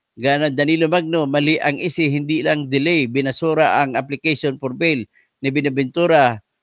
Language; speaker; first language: Filipino; non-native, local second language; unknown